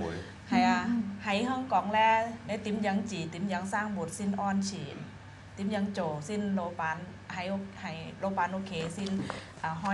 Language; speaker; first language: Cantonese; non-native, fluent; Thai